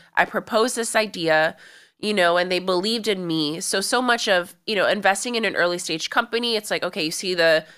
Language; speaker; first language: English; native; English